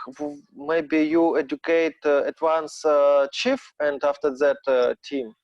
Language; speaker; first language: English; non-native, learner; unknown